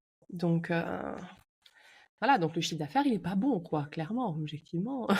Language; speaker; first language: French; native; French